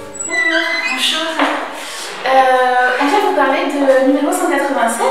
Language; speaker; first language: French; native; French